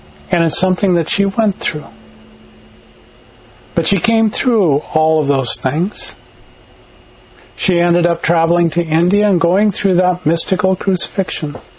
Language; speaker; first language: English; native; English